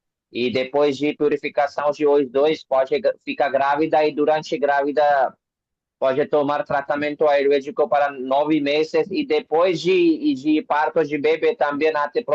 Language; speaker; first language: Portuguese; non-native, learner; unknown